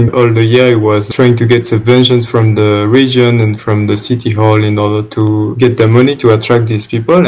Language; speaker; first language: English; non-native, fluent; French